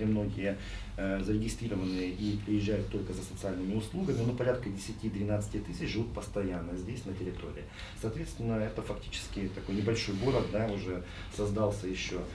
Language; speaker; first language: Russian; native; Russian